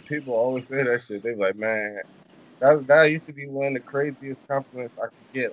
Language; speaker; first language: English; native; English